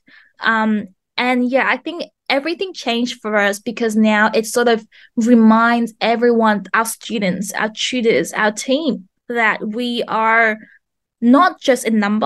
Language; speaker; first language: English; non-native, fluent; Vietnamese